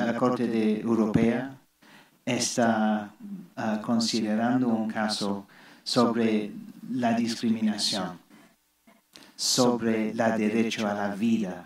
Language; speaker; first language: Spanish; non-native, fluent; English